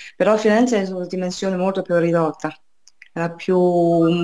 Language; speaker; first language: Italian; non-native, fluent; Chinese